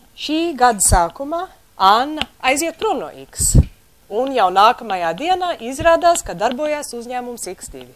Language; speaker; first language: Latvian; early bilingual, heritage; Latvian